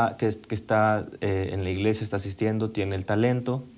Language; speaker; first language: Spanish; native; Spanish